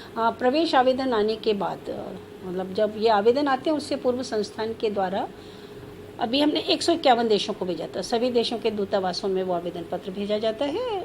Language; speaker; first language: Hindi; native; Hindi